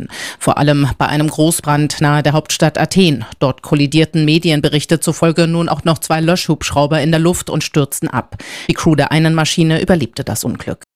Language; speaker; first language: German; native; German